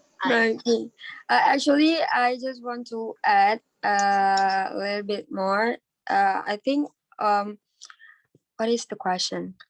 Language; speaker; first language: English; non-native, learner; Indonesian